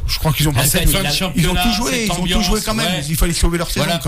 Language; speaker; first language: French; native; French